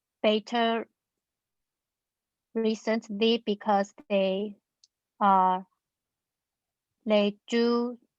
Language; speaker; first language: English; non-native, learner; Chinese